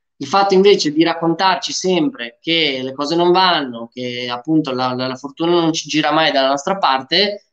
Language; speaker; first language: Italian; early bilingual, other home language; Romanian